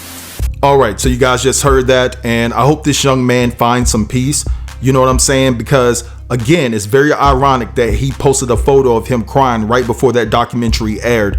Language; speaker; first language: English; native; English